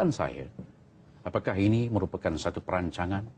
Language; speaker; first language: Malay; native; Malay